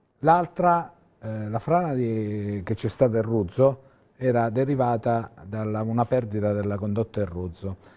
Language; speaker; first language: Italian; native; Italian